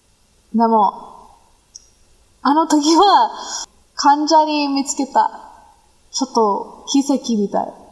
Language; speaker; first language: Japanese; non-native, learner; English